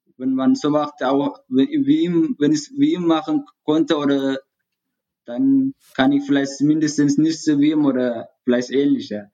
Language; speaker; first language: German; non-native, learner; Tigrinya